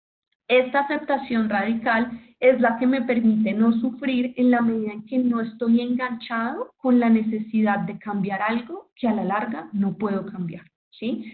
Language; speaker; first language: Spanish; native; Spanish